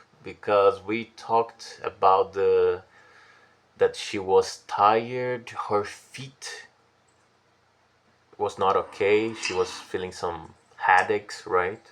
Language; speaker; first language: English; non-native, fluent; Portuguese